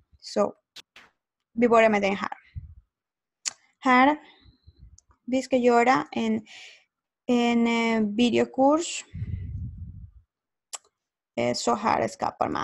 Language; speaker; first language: Swedish; non-native, learner; Spanish